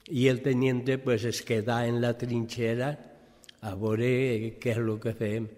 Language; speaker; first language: Catalan; early bilingual, other home language; French